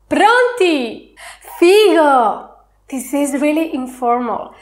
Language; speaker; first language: English; non-native, fluent; Italian